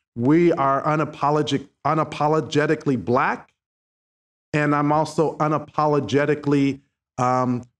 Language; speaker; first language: English; native; English